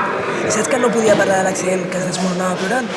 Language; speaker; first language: Spanish; native; Spanish